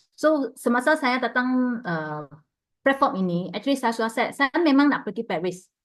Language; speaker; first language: Malay; non-native, local second language; Chinese